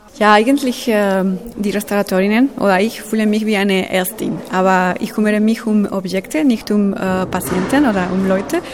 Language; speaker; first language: German; non-native, fluent; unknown